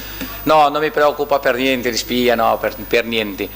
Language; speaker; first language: Italian; non-native, fluent; Portuguese